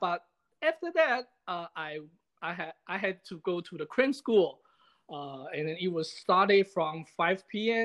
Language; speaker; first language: English; non-native, fluent; Chinese